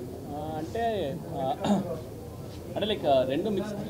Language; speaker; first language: Telugu; native; Telugu